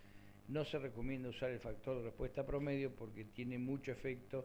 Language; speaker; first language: Spanish; native; Spanish